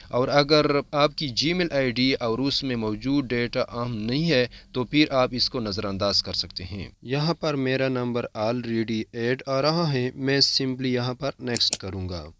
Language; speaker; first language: Urdu; non-native, local second language; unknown